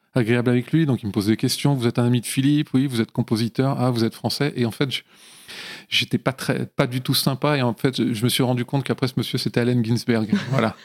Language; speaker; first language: French; native; French